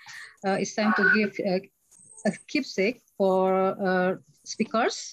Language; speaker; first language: English; non-native, fluent; Indonesian